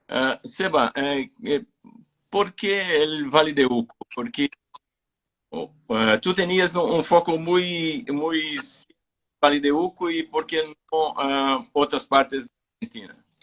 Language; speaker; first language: Spanish; non-native, fluent; Portuguese